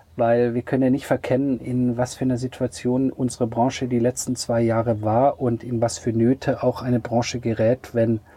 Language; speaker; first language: German; native; German